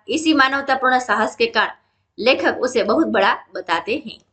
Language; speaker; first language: Hindi; non-native, local second language; Gujarati